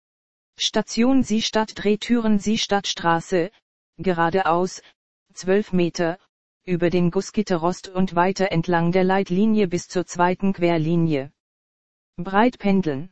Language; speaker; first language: German; native; German